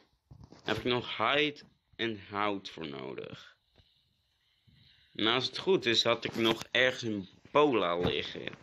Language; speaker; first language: Dutch; native; Dutch